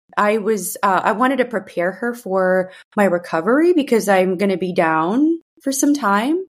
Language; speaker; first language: English; early bilingual, other home language; Russian